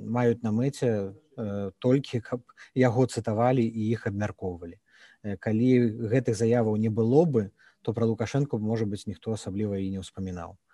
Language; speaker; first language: Belarusian; native; Belarusian